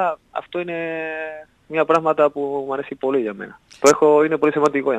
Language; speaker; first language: Greek; non-native, learner; Spanish